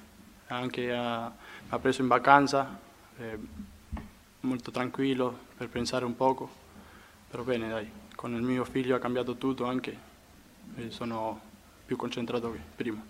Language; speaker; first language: Italian; non-native, fluent; Spanish